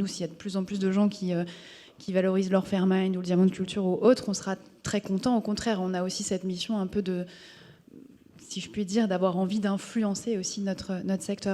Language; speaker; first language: French; native; French